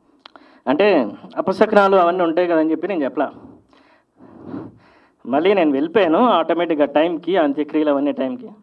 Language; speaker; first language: Telugu; native; Telugu